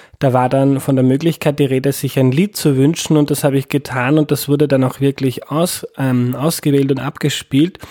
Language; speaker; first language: German; native; German